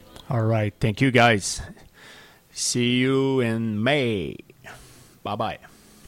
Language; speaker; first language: English; non-native, fluent; French